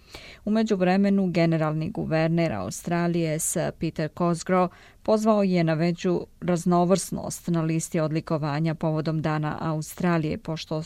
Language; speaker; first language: Serbian; native; Serbian